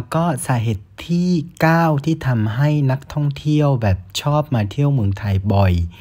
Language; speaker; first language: Thai; non-native, fluent; Vietnamese